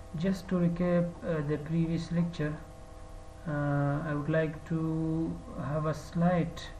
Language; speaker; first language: English; non-native, fluent; Persian